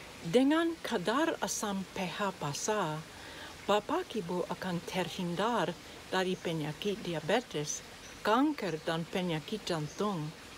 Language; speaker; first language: Indonesian; non-native, learner; English